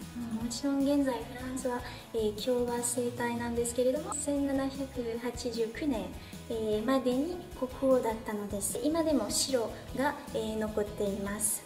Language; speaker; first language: Japanese; non-native, fluent; French